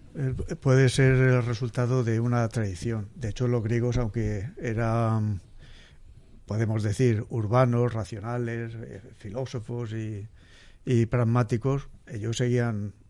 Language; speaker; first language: Spanish; native; Spanish